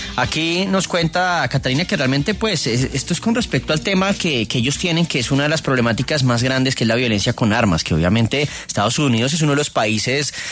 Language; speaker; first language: Spanish; native; Spanish